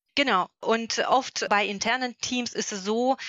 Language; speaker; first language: German; non-native, fluent; Russian